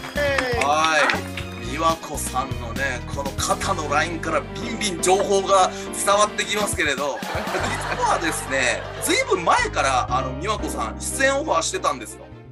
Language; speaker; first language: Japanese; native; Japanese